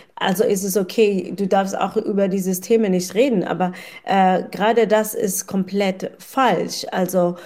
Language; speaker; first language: German; non-native, fluent; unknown